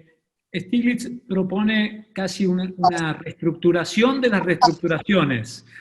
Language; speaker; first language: Spanish; native; Spanish